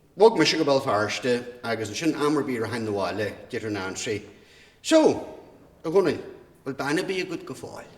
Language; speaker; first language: Irish; native; Irish